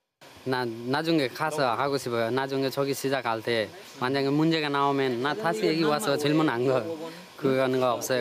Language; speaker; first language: Korean; non-native, learner; Nepali